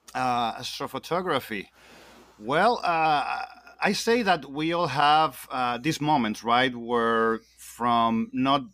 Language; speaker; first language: English; non-native, fluent; Spanish